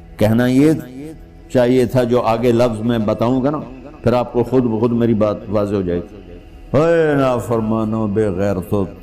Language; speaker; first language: Urdu; non-native, local second language; Punjabi